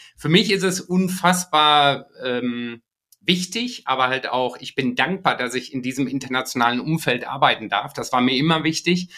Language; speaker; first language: German; native; German